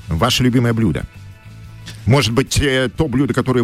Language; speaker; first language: Russian; native; Russian